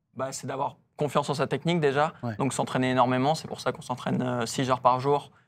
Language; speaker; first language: French; native; French